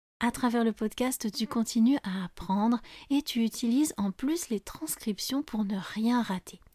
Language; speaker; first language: French; native; French